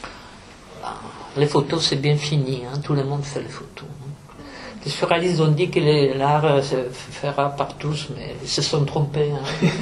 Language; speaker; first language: French; non-native, fluent; Czech